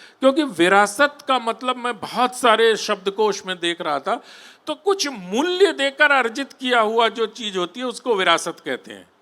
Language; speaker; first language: Hindi; native; Hindi